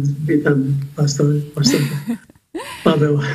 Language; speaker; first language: Polish; early bilingual, heritage; Polish